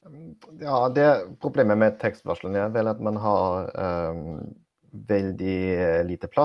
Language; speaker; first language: Norwegian; non-native, fluent; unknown